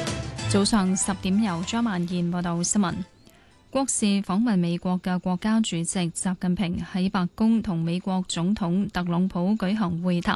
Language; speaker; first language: Cantonese; native; Cantonese